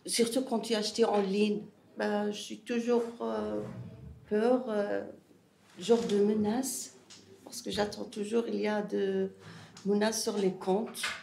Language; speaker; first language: French; non-native, learner; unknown